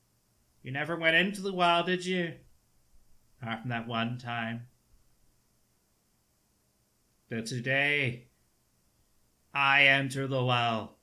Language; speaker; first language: English; native; English